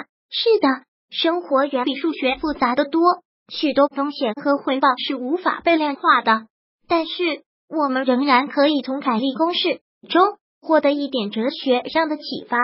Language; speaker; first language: Chinese; native; Chinese